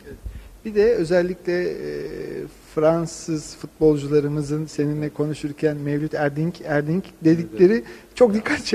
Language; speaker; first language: Turkish; native; Turkish